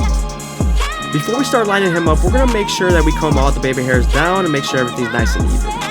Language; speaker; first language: English; native; English